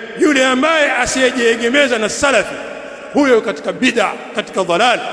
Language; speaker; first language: Swahili; native; Swahili